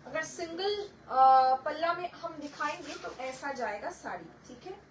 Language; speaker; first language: Hindi; non-native, local second language; Bangla